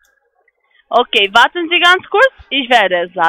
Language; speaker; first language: German; non-native, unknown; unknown